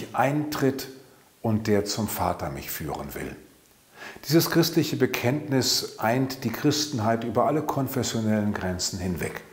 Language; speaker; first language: German; native; German